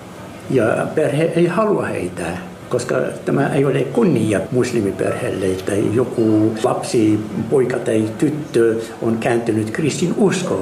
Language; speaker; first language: Finnish; non-native, fluent; Arabic